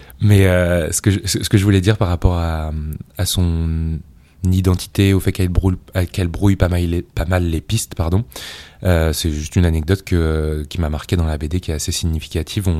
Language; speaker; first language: French; native; French